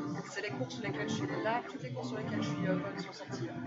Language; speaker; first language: French; native; French